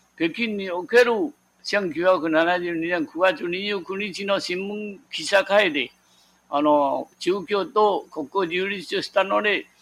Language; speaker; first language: Japanese; non-native, local second language; Min Nan Chinese